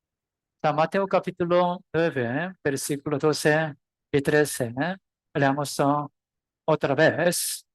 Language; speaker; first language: Spanish; non-native, learner; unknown